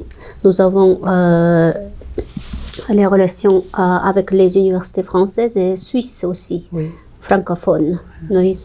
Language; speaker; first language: French; non-native, fluent; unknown